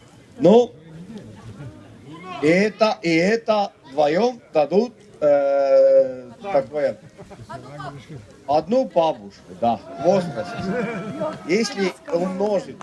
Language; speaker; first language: Russian; non-native, fluent; Estonian